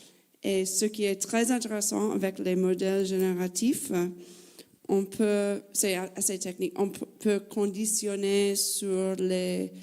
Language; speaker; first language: French; non-native, fluent; English